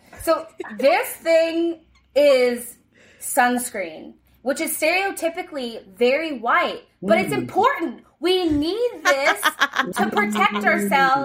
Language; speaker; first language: English; native; English